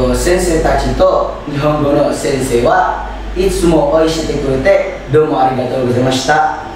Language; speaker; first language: Japanese; non-native, learner; Indonesian